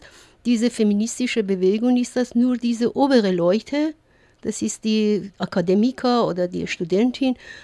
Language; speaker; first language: German; non-native, learner; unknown